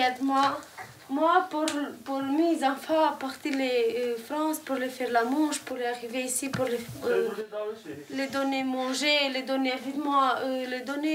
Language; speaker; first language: French; non-native, learner; Romanian